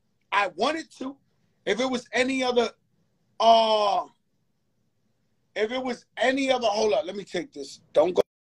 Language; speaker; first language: English; early bilingual, other home language; Spanish